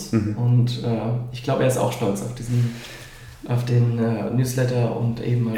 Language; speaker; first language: German; native; German